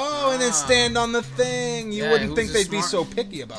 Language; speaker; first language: English; native; English